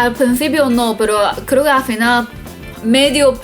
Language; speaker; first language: Spanish; non-native, fluent; Chinese